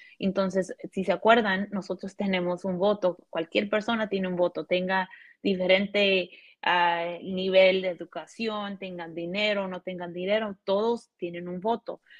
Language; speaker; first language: Spanish; early bilingual, heritage; Spanish